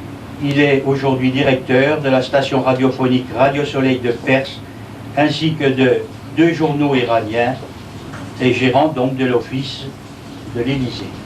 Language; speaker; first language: French; native; French